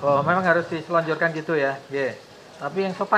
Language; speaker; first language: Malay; non-native, local second language; Javanese